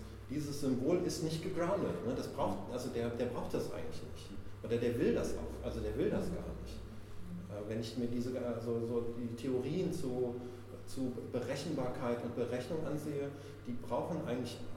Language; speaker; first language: German; native; German